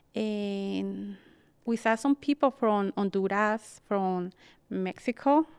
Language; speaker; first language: English; non-native, fluent; Spanish